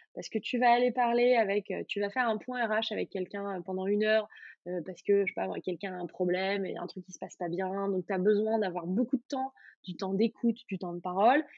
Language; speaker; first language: French; native; French